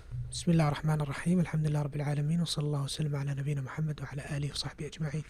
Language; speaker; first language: Arabic; non-native, fluent; English